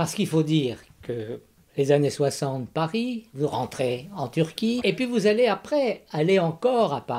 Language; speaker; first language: French; native; French